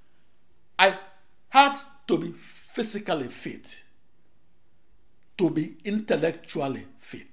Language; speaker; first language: English; non-native, local second language; Igbo